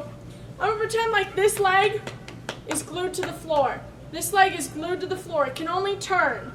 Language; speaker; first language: English; native; English